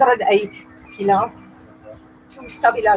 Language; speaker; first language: English; non-native, learner; French